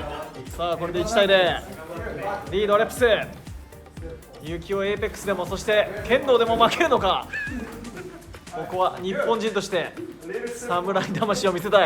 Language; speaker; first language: Japanese; native; Japanese